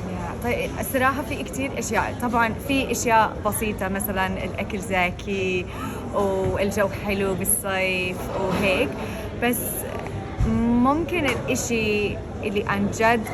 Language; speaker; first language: Arabic; non-native, fluent; English